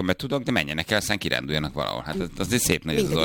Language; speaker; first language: Hungarian; native; Hungarian